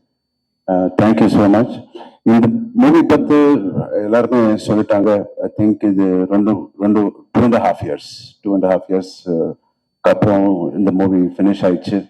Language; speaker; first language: Tamil; non-native, local second language; Telugu